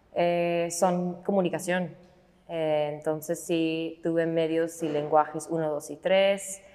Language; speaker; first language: Spanish; non-native, fluent; English